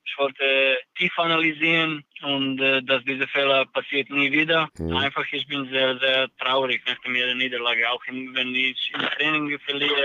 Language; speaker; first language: German; non-native, learner; Serbian